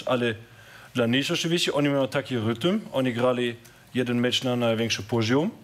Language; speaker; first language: Polish; non-native, learner; German